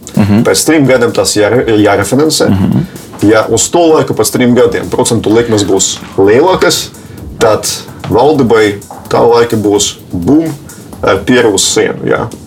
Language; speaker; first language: Latvian; non-native, local second language; Russian